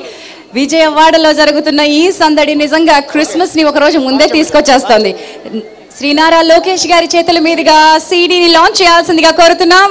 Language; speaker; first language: Telugu; native; Telugu